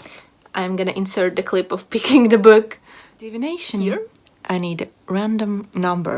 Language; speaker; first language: English; non-native, fluent; Latvian